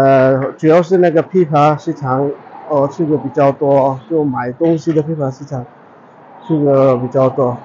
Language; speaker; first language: Chinese; non-native, fluent; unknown